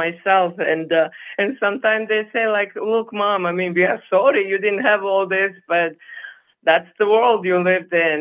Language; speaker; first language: English; non-native, fluent; Serbian